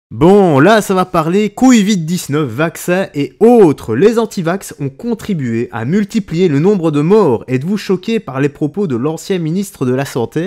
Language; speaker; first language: French; native; French